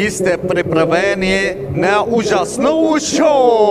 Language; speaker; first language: Czech; non-native, learner; Turkish